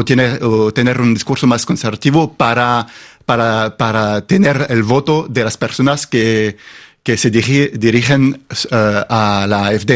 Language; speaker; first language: Spanish; non-native, fluent; German